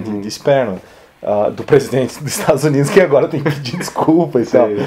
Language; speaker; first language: Portuguese; native; Portuguese